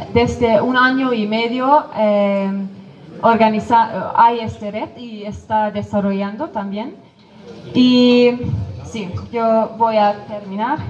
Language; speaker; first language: Spanish; non-native, fluent; Kurdish